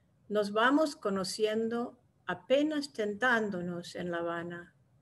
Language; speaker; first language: Spanish; non-native, fluent; English